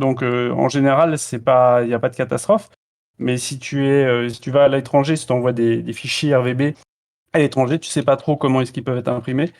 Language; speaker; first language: French; native; French